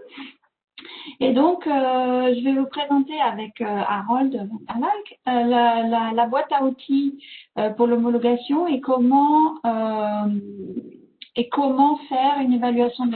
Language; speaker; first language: French; native; French